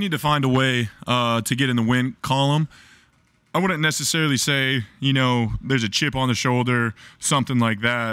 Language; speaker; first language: English; native; English